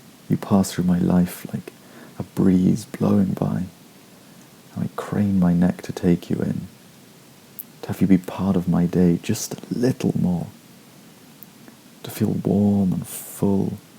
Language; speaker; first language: English; native; English